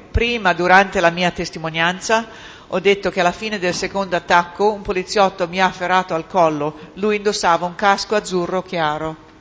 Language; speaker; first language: Italian; native; Italian